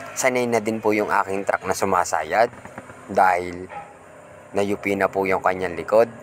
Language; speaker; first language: Filipino; non-native, local second language; Pampanga